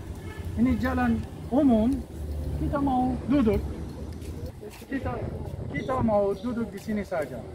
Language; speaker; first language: Indonesian; non-native, learner; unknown